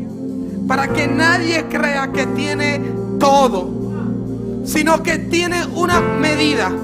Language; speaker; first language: Spanish; native; Spanish